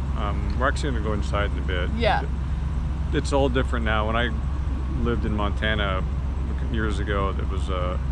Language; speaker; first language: English; native; English